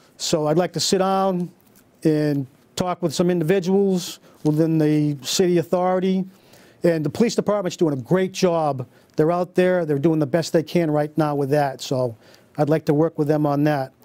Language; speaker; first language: English; native; English